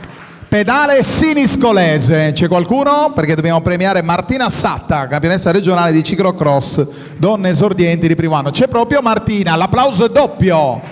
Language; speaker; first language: Italian; native; Italian